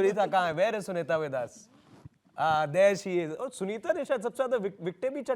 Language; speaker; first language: Hindi; native; Hindi